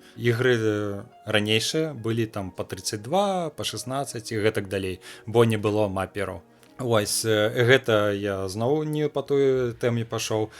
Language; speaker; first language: Belarusian; non-native, local second language; Russian